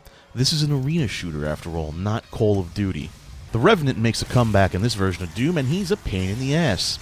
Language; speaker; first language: English; native; English